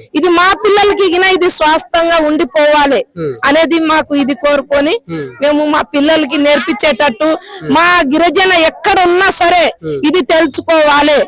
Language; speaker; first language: Telugu; non-native, local second language; Lambadi